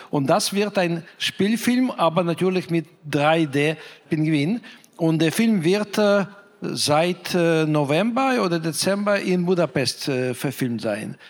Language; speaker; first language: German; non-native, fluent; Russian